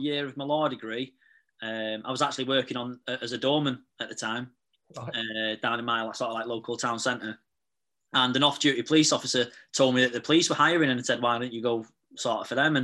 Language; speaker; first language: English; native; English